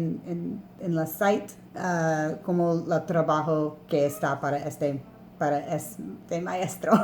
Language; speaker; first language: Spanish; non-native, learner; English